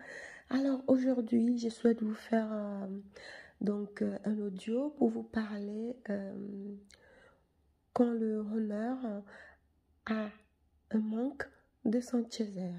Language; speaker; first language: French; native; French